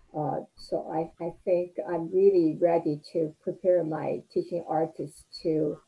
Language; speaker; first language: English; non-native, fluent; Chinese